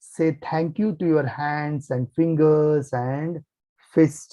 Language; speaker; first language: English; non-native, local second language; Kannada